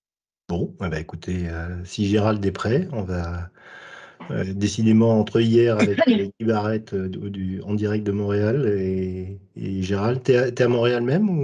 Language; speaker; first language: French; native; French